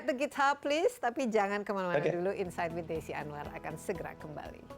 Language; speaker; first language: Indonesian; native; Indonesian